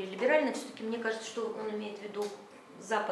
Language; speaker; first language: Russian; native; Russian